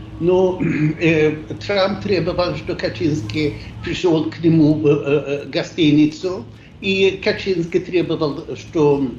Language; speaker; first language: Russian; non-native, fluent; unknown